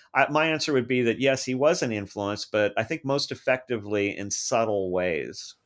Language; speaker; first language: English; native; English